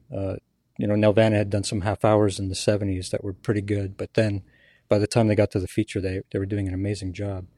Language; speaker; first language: English; native; English